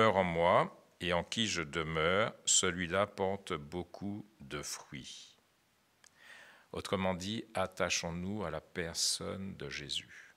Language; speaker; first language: French; native; French